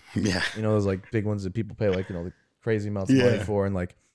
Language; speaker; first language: English; native; English